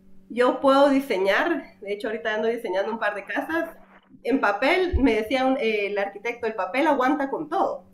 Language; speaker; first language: Spanish; native; Spanish